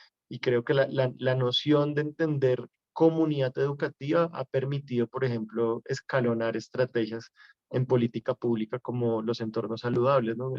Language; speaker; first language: Spanish; native; Spanish